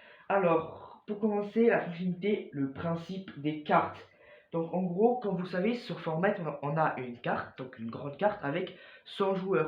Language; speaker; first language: French; native; French